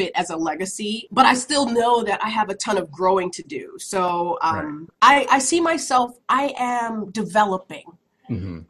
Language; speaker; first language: English; native; English